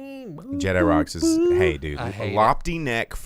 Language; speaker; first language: English; native; English